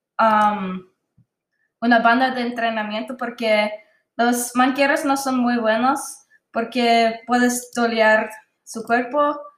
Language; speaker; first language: Spanish; non-native, learner; English